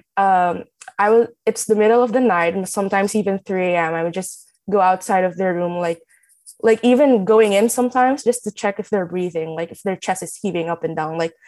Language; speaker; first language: English; non-native, local second language; Filipino